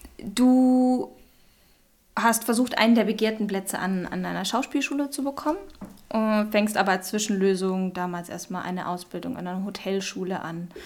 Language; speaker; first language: German; native; German